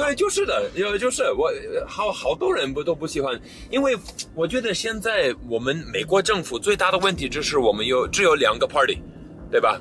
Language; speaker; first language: Chinese; non-native, fluent; English